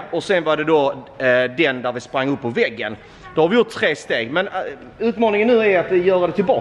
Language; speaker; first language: Swedish; native; Swedish